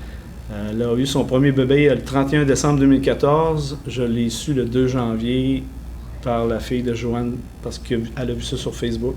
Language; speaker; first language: French; native; French